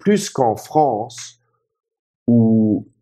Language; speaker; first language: French; non-native, fluent; German